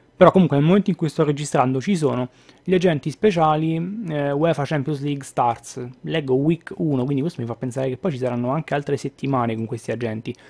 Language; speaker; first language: Italian; native; Italian